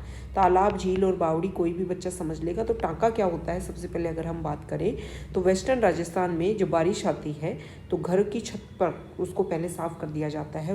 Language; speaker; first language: Hindi; native; Hindi